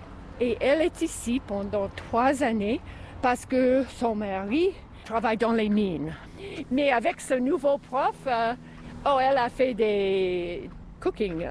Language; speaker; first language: French; non-native, local second language; English